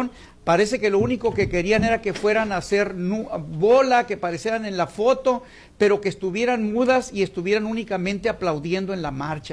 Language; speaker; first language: Spanish; native; Spanish